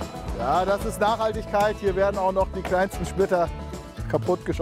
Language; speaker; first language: German; native; German